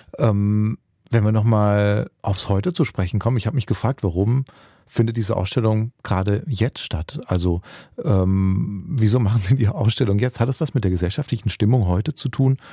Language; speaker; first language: German; early bilingual, other home language; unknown